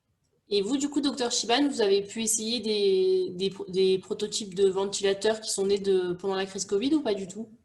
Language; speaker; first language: French; native; French